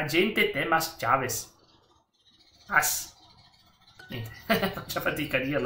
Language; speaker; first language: Portuguese; non-native, learner; Italian